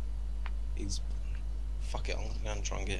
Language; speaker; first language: English; native; English